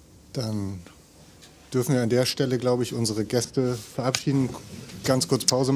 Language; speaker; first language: German; native; German